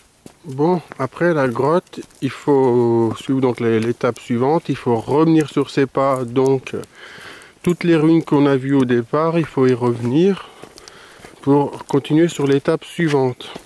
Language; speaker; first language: French; native; French